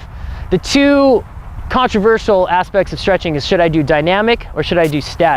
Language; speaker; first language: English; native; English